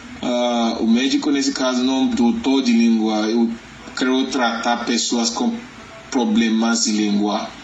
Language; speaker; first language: Portuguese; non-native, learner; Yoruba